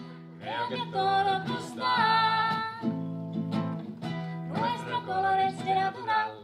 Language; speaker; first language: Spanish; non-native, learner; Finnish